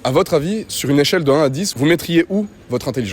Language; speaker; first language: French; native; French